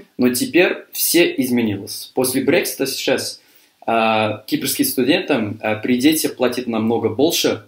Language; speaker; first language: Russian; non-native, fluent; English